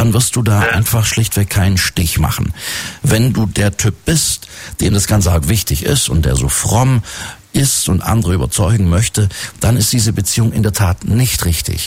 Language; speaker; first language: German; native; German